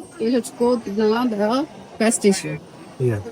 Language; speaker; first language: English; non-native, learner; Burmese